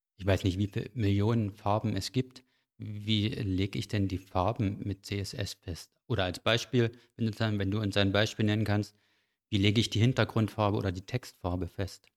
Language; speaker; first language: German; native; German